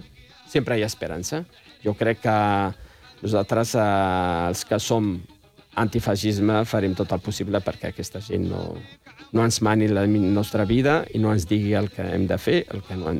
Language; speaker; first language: Catalan; non-native, fluent; Riffian